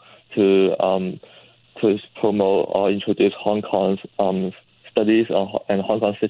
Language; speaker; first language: English; non-native, local second language; Cantonese